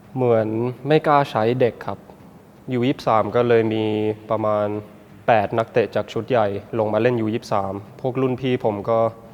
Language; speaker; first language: Thai; early bilingual, heritage; Thai